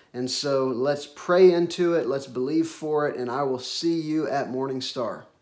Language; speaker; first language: English; native; English